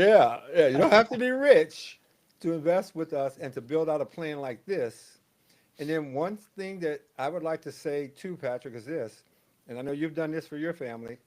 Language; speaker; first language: English; native; English